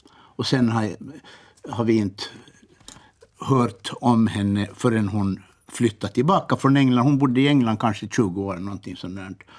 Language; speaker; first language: Swedish; native; Swedish